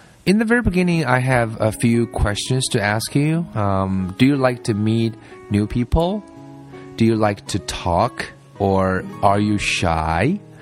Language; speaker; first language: English; non-native, fluent; Chinese